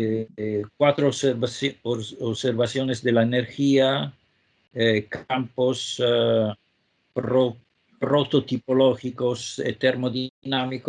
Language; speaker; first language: Spanish; non-native, fluent; Italian